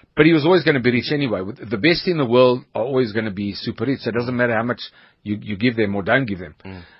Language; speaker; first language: English; native; English